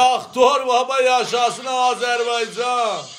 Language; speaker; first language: Turkish; non-native, learner; Azerbaijani